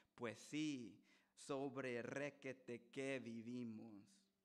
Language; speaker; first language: Spanish; early bilingual, heritage; Spanish